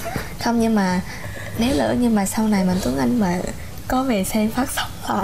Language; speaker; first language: Vietnamese; native; Vietnamese